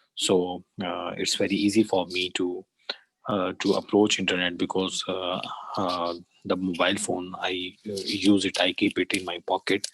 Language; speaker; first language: English; non-native, learner; Urdu